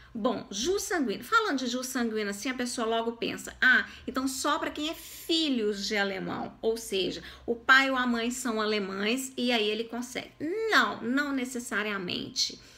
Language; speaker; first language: Portuguese; native; Portuguese